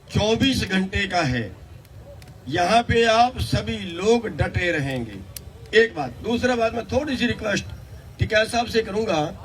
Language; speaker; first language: Hindi; native; Hindi